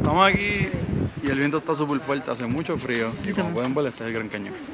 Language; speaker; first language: Spanish; native; Spanish